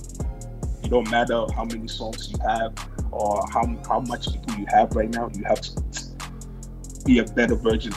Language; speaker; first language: English; non-native, local second language; Akan